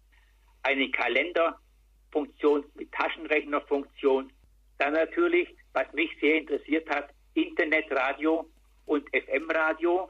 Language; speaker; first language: German; native; German